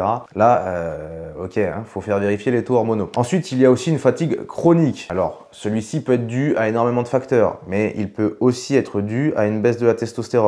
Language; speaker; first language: French; native; French